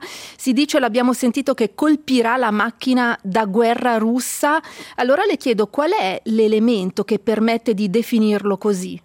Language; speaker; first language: Italian; native; Italian